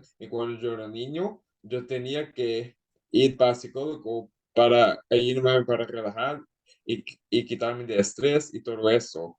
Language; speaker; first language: Spanish; early bilingual, heritage; Spanish